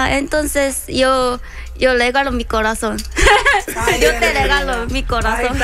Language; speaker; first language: Spanish; non-native, learner; Korean